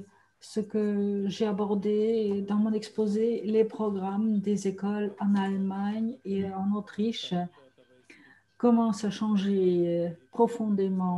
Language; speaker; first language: French; non-native, fluent; German